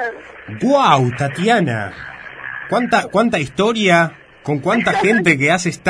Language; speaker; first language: Spanish; native; Spanish